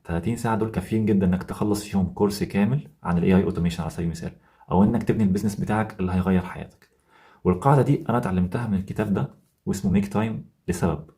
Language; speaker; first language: Arabic; native; Arabic